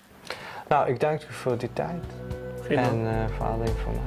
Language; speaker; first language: Dutch; non-native, fluent; Hebrew